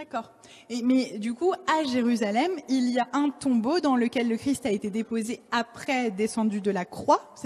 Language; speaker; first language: French; native; French